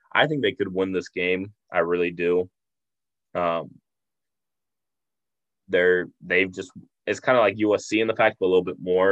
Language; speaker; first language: English; native; English